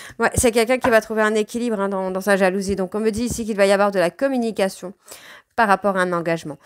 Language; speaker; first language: French; native; French